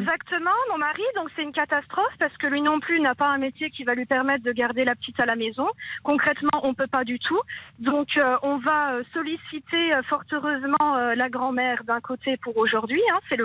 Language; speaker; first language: French; native; French